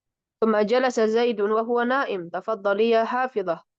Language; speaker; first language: Arabic; non-native, fluent; Indonesian